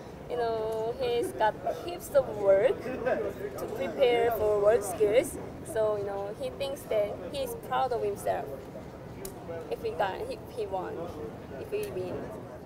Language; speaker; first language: English; non-native, fluent; Korean